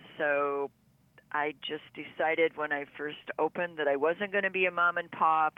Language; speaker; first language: English; native; English